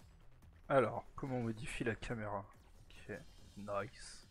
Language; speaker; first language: French; native; French